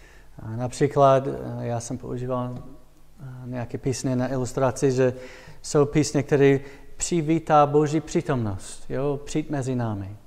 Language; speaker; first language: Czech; non-native, fluent; English